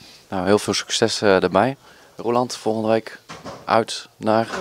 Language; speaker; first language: Dutch; native; Dutch